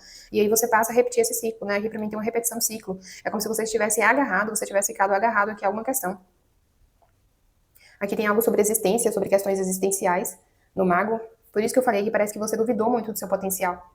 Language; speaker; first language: Portuguese; native; Portuguese